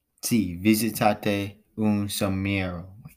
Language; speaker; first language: Spanish; non-native, learner; English